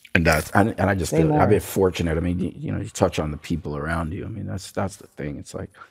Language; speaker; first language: English; native; English